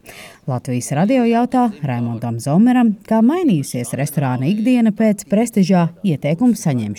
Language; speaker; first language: Latvian; native; Latvian